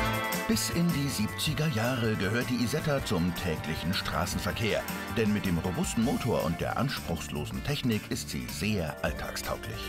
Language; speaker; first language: German; native; German